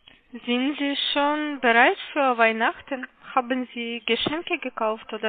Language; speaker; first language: German; non-native, learner; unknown